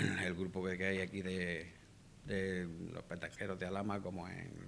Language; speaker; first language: Spanish; native; Spanish